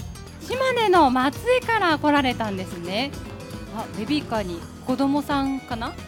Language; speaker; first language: Japanese; native; Japanese